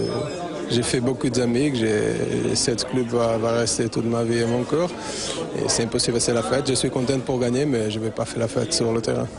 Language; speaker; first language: French; non-native, fluent; Portuguese